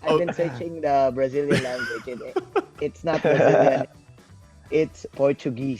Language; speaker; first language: English; non-native, local second language; Filipino